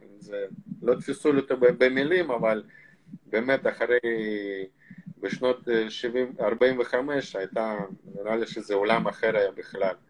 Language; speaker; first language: Hebrew; non-native, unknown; Russian